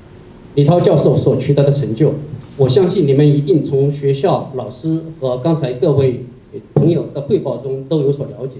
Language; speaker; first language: Chinese; native; Chinese